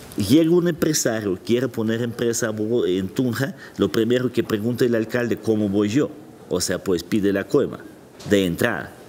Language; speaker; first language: Spanish; non-native, fluent; Russian